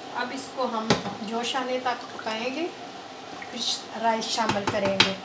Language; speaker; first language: Urdu; native; Urdu